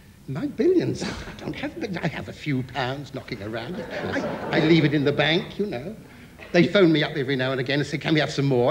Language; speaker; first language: English; native; English